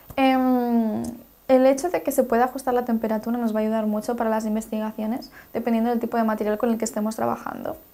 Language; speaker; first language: Spanish; native; Spanish